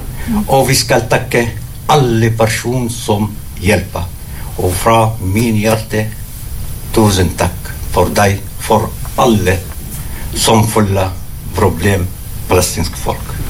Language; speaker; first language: Norwegian; non-native, learner; Arabic